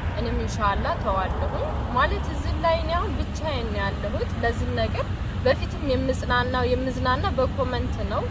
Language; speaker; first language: Amharic; native; Amharic